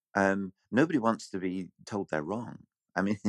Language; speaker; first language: English; native; English